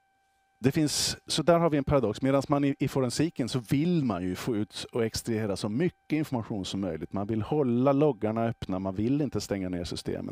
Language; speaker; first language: Swedish; native; Swedish